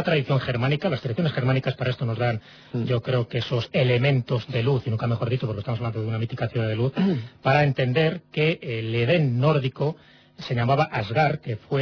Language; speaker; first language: Spanish; native; Spanish